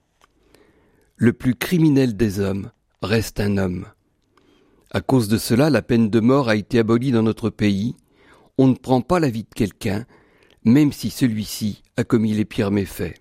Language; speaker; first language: French; native; French